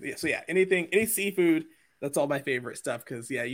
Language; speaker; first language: English; native; English